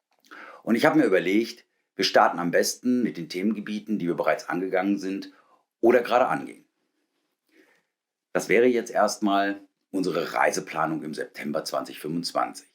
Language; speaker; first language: German; native; German